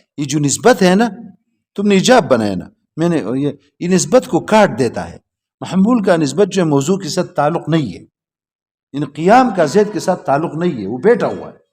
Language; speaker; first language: Urdu; non-native, local second language; Pashto